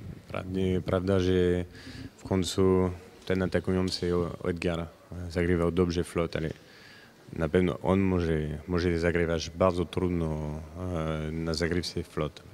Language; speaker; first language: Polish; non-native, learner; French